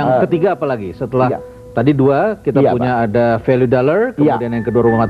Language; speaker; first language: Indonesian; native; Indonesian